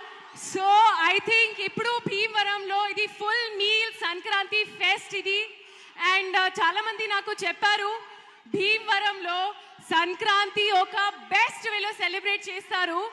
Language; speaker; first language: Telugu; non-native, learner; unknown